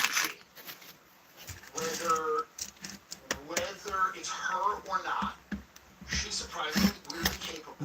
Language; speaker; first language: English; native; English